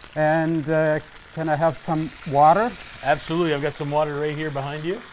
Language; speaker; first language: English; non-native, fluent; Pashto